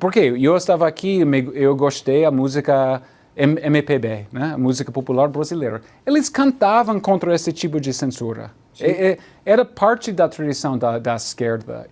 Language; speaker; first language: Portuguese; non-native, learner; English